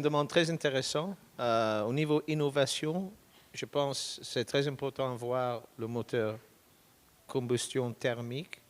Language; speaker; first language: French; non-native, fluent; English